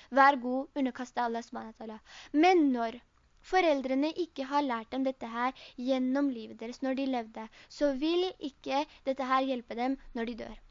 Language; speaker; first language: Norwegian; early bilingual, other home language; Urdu